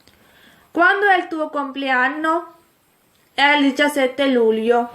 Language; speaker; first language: Italian; non-native, fluent; Urdu